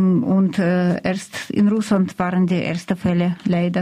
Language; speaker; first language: German; non-native, fluent; Russian